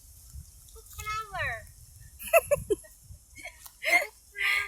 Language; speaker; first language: English; non-native, learner; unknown